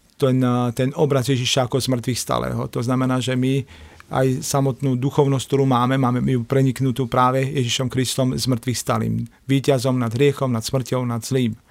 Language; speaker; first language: Slovak; native; Slovak